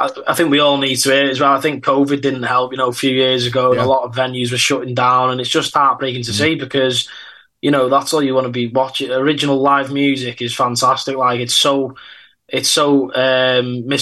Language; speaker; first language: English; native; English